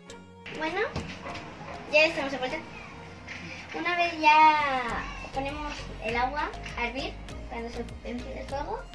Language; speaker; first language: Spanish; early bilingual, heritage; Spanish